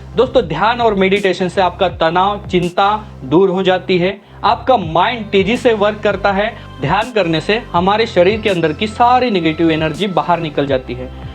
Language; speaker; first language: Hindi; non-native, local second language; Marathi